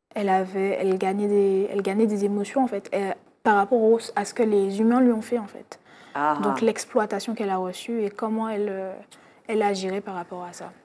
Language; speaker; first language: French; native; French